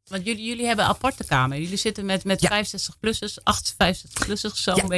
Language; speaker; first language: Dutch; native; Dutch